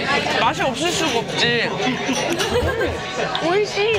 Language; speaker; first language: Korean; native; Korean